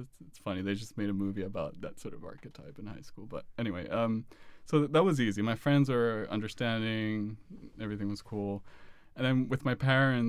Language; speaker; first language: English; non-native, fluent; Spanish